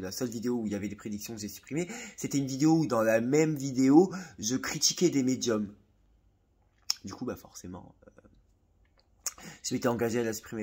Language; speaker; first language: French; native; French